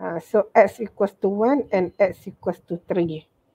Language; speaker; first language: English; non-native, local second language; Malay